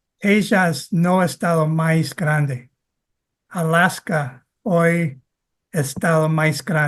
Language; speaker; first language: Portuguese; non-native, learner; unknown